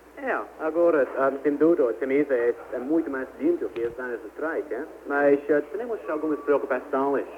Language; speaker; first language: Portuguese; non-native, learner; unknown